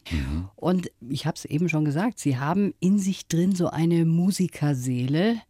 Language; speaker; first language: German; native; German